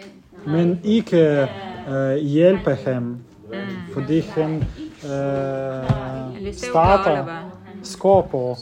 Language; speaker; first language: Danish; non-native, learner; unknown